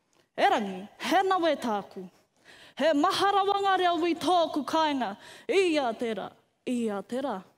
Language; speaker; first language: Māori; non-native, local second language; English